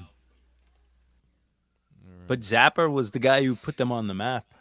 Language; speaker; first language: English; native; English